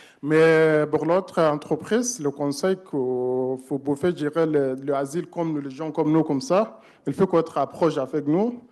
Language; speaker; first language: French; non-native, learner; Arabic